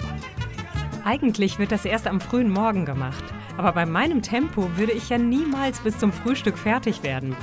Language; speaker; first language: German; native; German